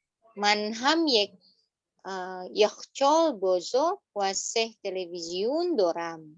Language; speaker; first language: Persian; non-native, learner; Indonesian